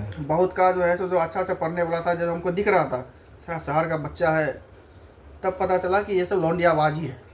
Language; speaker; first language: Hindi; native; Hindi